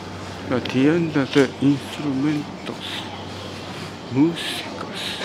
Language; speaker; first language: Spanish; non-native, learner; Japanese